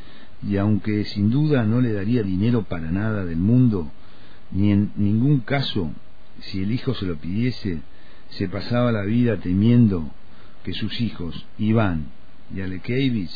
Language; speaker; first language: Spanish; native; Spanish